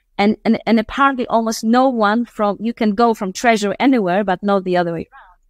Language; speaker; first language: English; non-native, fluent; Polish